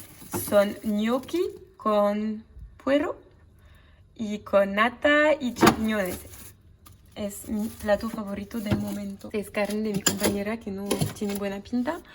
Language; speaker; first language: Spanish; non-native, fluent; French